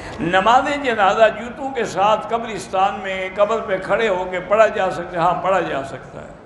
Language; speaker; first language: Urdu; early bilingual, heritage; Urdu